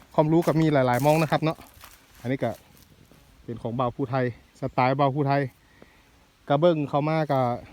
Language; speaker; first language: Thai; native; Thai